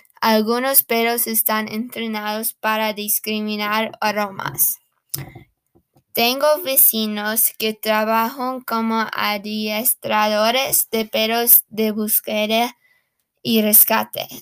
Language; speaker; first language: Spanish; non-native, learner; English